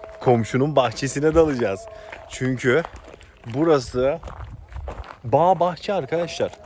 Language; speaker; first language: Turkish; early bilingual, heritage; Turkish